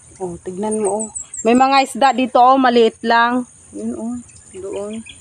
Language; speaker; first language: Filipino; non-native, local second language; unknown